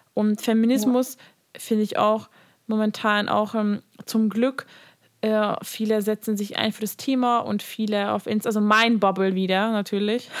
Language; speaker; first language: German; non-native, fluent; Hungarian